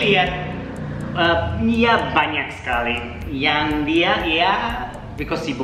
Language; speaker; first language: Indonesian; non-native, learner; German